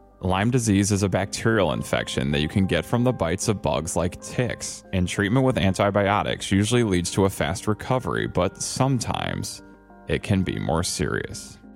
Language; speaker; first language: English; native; English